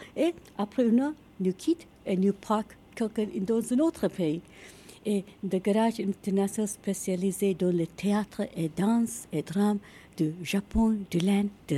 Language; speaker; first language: French; non-native, learner; Japanese